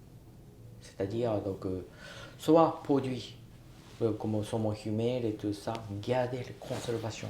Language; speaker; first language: French; non-native, learner; Japanese